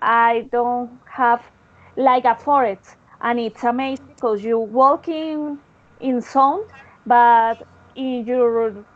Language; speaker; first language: English; non-native, learner; Spanish